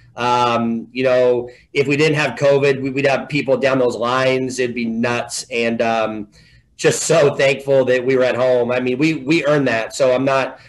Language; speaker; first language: English; native; English